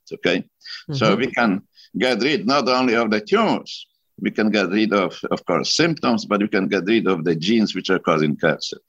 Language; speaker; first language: English; non-native, fluent; Polish